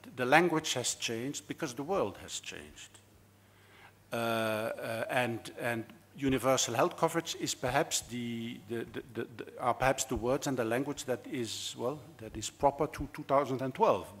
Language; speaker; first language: English; non-native, fluent; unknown